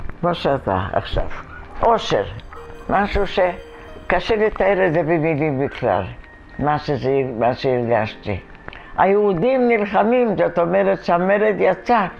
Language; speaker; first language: Hebrew; non-native, fluent; Polish